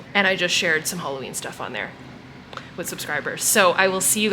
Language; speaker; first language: English; native; English